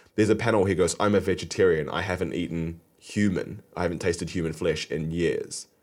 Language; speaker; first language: English; native; English